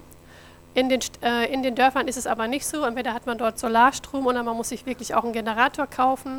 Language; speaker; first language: German; native; German